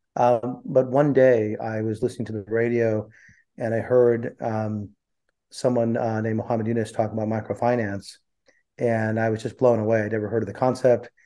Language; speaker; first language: English; early bilingual, other home language; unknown